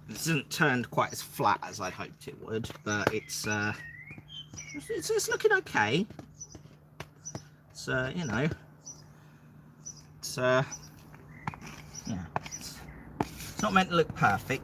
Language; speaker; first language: English; native; English